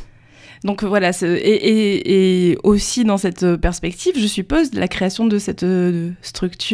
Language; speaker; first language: French; native; French